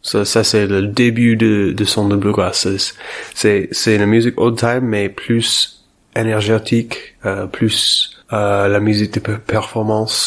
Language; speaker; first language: French; non-native, learner; English